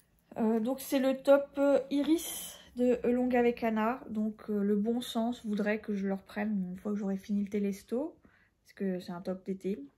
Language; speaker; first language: French; native; French